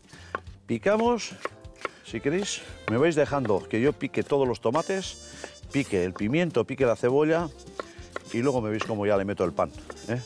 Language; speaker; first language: Spanish; native; Spanish